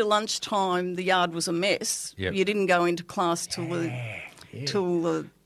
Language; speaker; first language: English; native; English